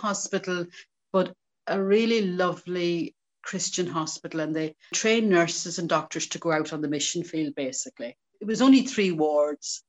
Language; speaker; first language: English; native; English